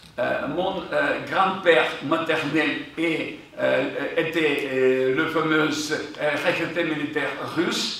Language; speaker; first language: French; non-native, fluent; Ukrainian